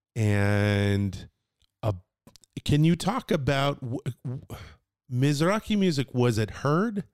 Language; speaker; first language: English; native; English